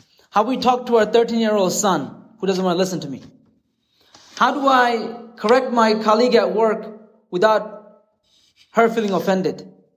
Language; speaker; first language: English; native; English